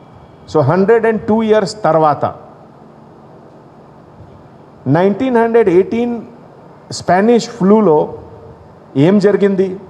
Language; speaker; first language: Telugu; non-native, fluent; Hindi